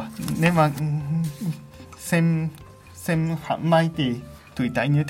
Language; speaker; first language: Vietnamese; non-native, fluent; Japanese